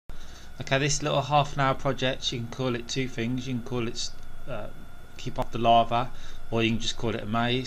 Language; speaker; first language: English; native; English